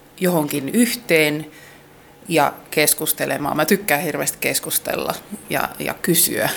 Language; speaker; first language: Finnish; native; Finnish